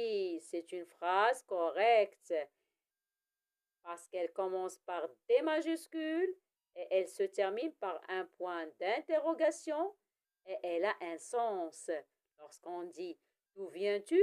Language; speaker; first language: French; non-native, local second language; Arabic